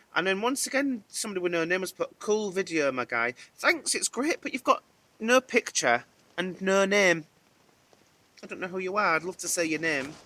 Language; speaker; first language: English; native; English